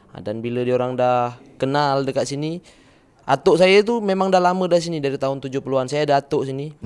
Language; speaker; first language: Malay; early bilingual, other home language; Indonesian